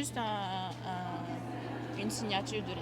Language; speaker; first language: French; native; French